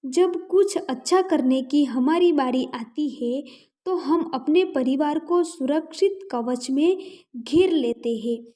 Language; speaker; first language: Hindi; non-native, local second language; Gujarati